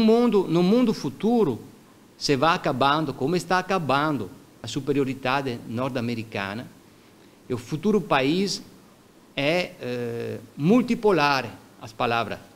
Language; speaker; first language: Portuguese; non-native, fluent; Italian